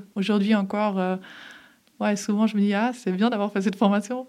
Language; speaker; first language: French; early bilingual, other home language; German